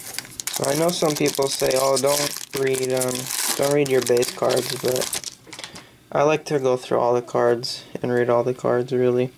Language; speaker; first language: English; native; English